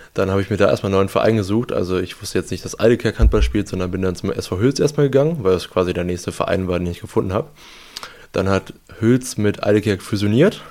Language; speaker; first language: German; native; German